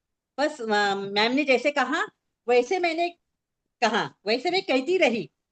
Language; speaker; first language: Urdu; non-native, local second language; Marathi